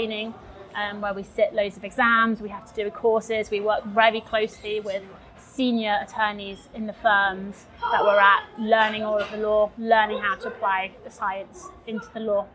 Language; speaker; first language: English; native; English